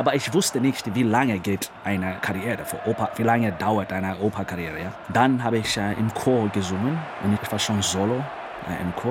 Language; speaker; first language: German; non-native, learner; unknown